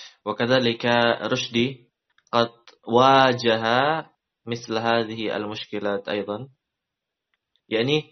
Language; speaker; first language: Arabic; non-native, fluent; Indonesian